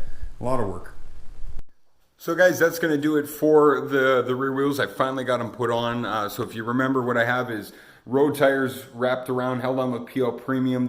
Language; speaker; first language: English; native; English